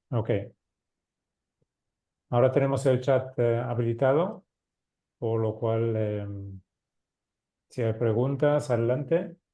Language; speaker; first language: Spanish; non-native, fluent; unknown